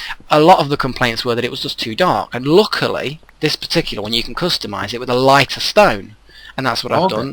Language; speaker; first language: English; native; English